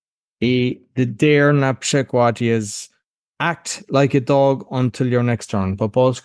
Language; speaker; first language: Polish; non-native, learner; English